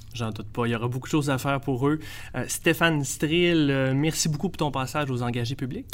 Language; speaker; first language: French; native; French